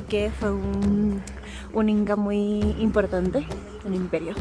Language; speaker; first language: Spanish; native; Spanish